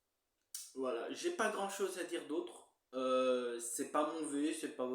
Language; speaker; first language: French; native; French